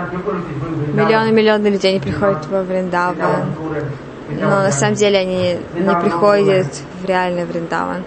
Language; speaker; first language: Russian; non-native, learner; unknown